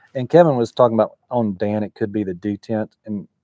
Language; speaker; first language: English; native; English